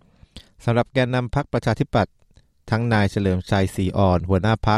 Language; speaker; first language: Thai; native; Thai